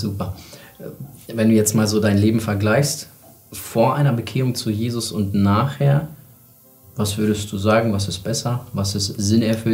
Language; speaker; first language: German; native; German